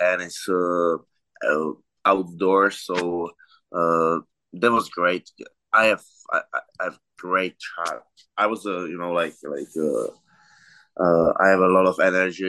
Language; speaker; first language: English; non-native, learner; Czech